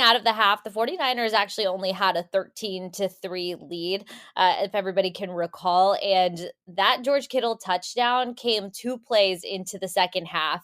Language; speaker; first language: English; native; English